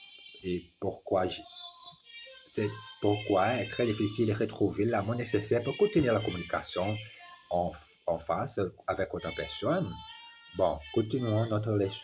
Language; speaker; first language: French; non-native, learner; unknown